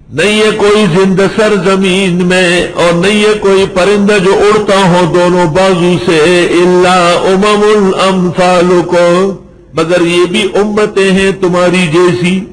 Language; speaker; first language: Urdu; non-native, local second language; Pashto